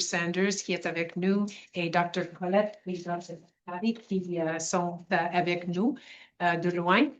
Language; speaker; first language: French; non-native, local second language; English